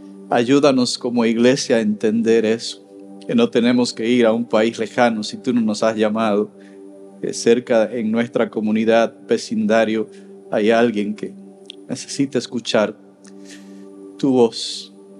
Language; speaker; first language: Spanish; native; Spanish